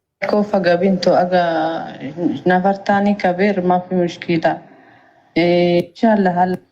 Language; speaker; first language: Arabic; non-native, learner; Amharic